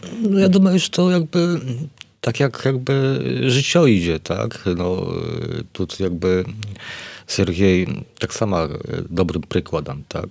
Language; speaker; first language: Polish; non-native, learner; Belarusian